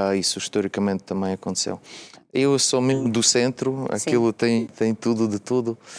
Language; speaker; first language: Portuguese; non-native, fluent; Russian